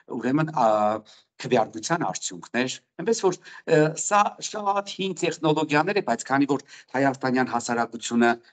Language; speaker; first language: Armenian; native; Armenian